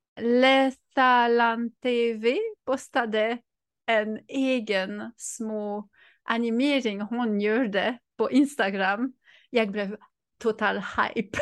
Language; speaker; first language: Swedish; non-native, fluent; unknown